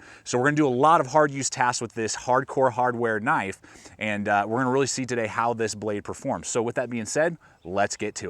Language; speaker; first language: English; native; English